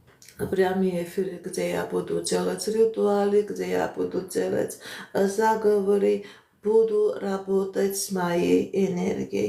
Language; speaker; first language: Russian; non-native, fluent; Armenian